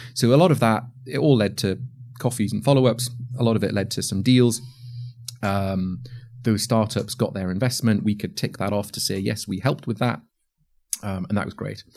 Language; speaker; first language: English; native; English